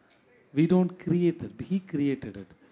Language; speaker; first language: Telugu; non-native, learner; Tamil